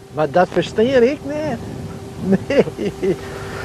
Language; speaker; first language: Dutch; non-native, local second language; Western Frisian